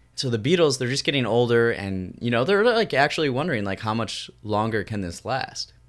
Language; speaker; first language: English; native; English